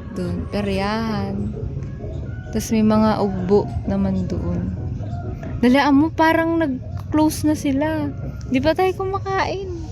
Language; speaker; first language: Filipino; non-native, local second language; Iloko